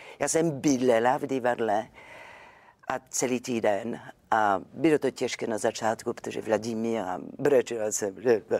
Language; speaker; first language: Czech; non-native, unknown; French